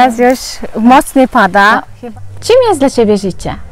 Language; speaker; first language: Polish; non-native, fluent; Mongolian